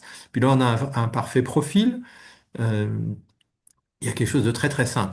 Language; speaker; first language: French; native; French